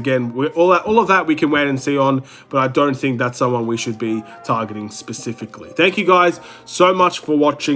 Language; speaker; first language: English; native; English